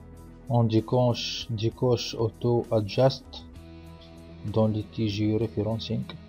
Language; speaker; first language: French; non-native, local second language; Arabic